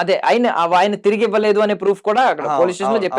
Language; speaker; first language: Telugu; native; Telugu